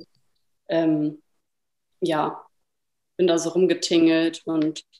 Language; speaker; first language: German; native; German